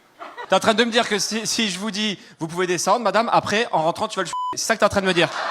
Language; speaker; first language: French; native; French